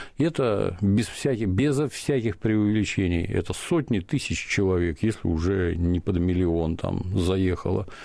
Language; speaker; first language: Russian; native; Russian